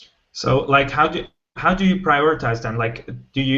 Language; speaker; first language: English; non-native, fluent; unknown